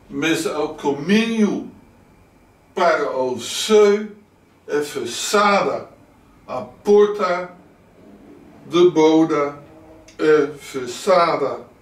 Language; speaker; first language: Portuguese; non-native, learner; Dutch